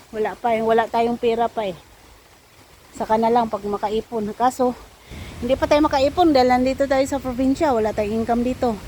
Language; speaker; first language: Filipino; non-native, local second language; Cebuano